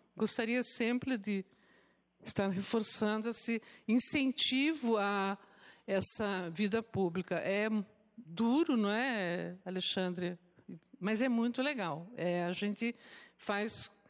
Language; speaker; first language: Portuguese; native; Portuguese